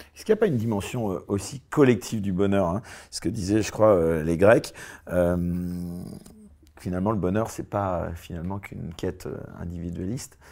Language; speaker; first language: French; native; French